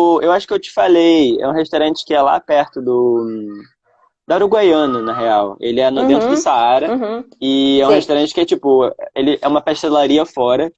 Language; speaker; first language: Portuguese; native; Portuguese